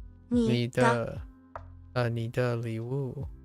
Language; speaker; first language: Chinese; non-native, learner; English